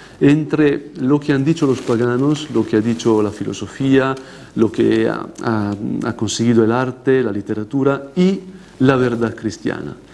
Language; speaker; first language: Spanish; non-native, fluent; Italian